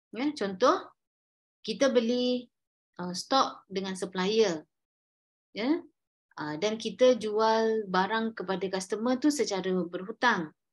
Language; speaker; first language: Malay; native; Malay